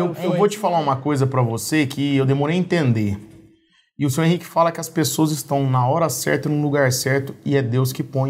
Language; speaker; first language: Portuguese; native; Portuguese